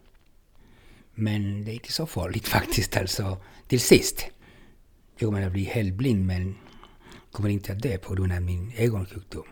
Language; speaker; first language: Swedish; non-native, fluent; Spanish